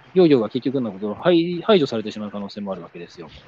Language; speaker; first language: Japanese; native; Japanese